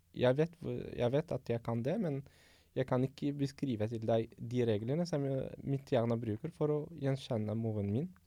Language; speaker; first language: Norwegian; non-native, fluent; Arabic